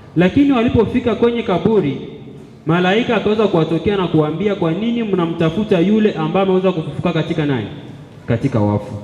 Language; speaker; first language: Swahili; native; Swahili